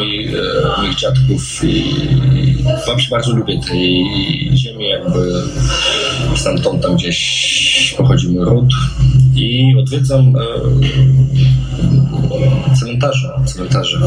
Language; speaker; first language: Polish; non-native, fluent; Russian